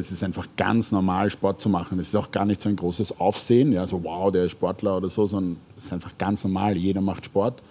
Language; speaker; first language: German; native; German